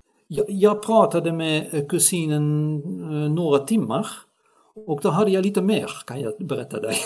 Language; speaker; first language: Swedish; non-native, fluent; Dutch